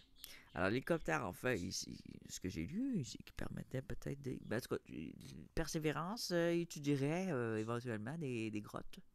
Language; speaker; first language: French; native; French